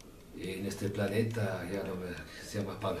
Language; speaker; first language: Spanish; non-native, fluent; Italian